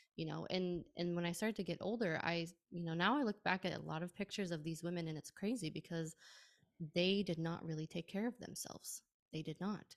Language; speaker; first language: English; native; English